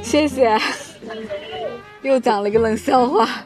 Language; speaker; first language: Chinese; native; Chinese